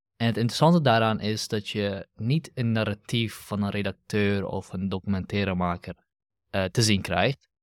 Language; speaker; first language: Dutch; early bilingual, other home language; Kurdish